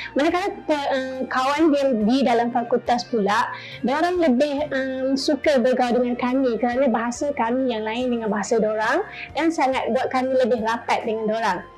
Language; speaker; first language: Malay; native; Malay